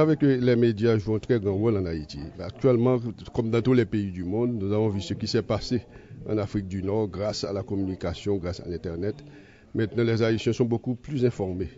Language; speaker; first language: French; non-native, local second language; Haitian Creole